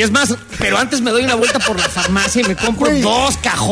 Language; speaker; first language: Spanish; native; Spanish